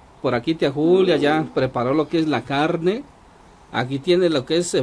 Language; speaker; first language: Spanish; native; Spanish